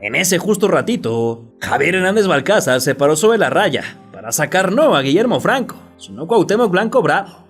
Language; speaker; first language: Spanish; native; Spanish